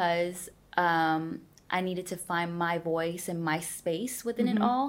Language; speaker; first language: English; early bilingual, other home language; Spanish